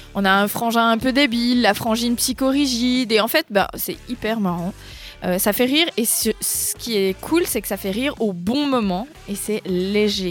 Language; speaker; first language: French; native; French